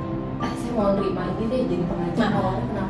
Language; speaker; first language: Indonesian; native; Indonesian